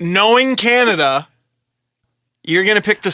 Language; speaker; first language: English; native; English